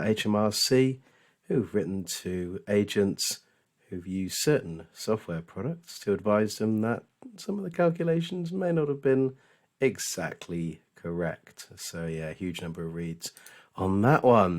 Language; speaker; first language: English; native; English